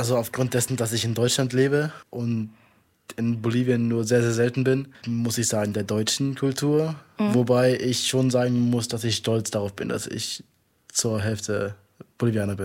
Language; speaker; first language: German; native; German